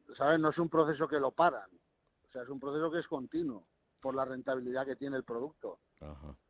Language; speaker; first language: Spanish; native; Spanish